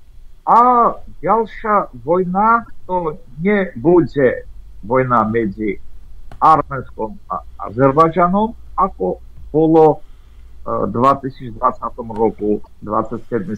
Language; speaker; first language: Czech; non-native, fluent; Armenian